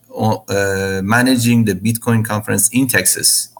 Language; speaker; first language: English; non-native, fluent; Persian